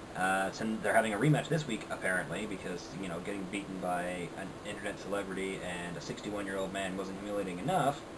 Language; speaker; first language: English; native; English